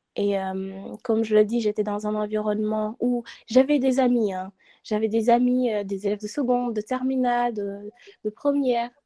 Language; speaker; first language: French; non-native, local second language; Wolof